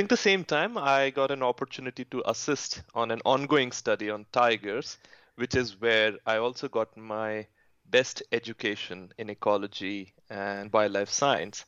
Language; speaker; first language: English; non-native, local second language; Hindi